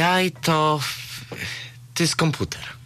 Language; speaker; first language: Polish; early bilingual, heritage; Polish